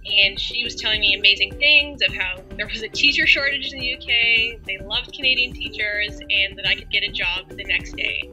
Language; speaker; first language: English; native; English